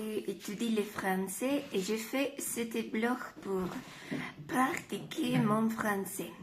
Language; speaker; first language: French; non-native, learner; Spanish